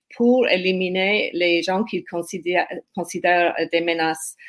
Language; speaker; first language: French; non-native, fluent; English